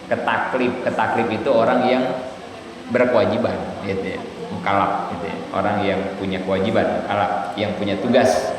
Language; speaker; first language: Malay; non-native, local second language; Sundanese